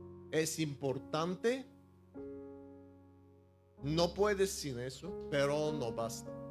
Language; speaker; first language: Spanish; non-native, fluent; Bulgarian